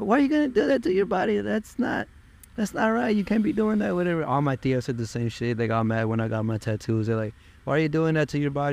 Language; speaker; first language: English; early bilingual, other home language; Spanish